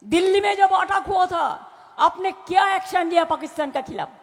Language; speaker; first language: Hindi; non-native, local second language; Bangla